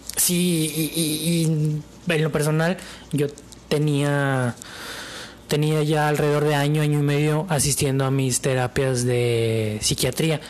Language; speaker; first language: Spanish; native; Spanish